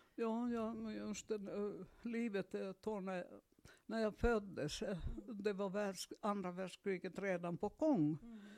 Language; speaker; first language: Swedish; non-native, fluent; Finnish